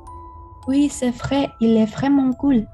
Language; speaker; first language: French; non-native, learner; Indonesian